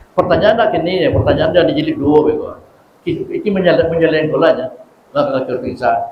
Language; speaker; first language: Malay; non-native, local second language; Minangkabau